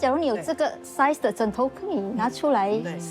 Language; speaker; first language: Chinese; native; Chinese